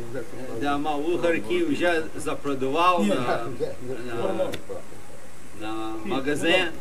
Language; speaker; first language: Ukrainian; early bilingual, heritage; Ukrainian